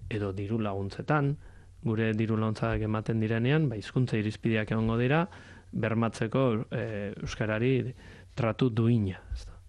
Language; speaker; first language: Basque; native; Basque